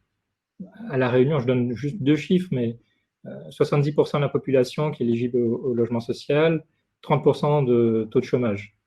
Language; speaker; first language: French; native; French